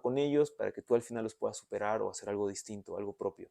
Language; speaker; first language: Spanish; native; Spanish